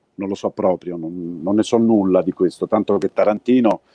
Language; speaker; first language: Italian; native; Italian